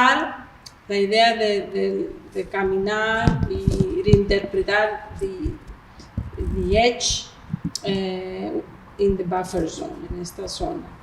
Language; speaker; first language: Spanish; non-native, fluent; Greek